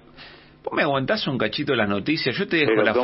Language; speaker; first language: Spanish; native; Spanish